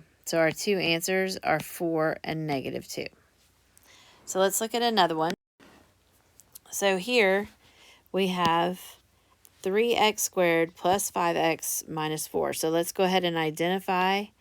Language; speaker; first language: English; native; English